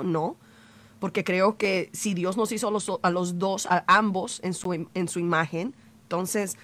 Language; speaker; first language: Spanish; early bilingual, heritage; Spanish